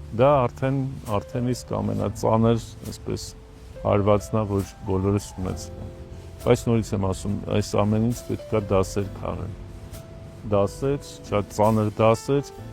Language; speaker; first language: Armenian; native; Armenian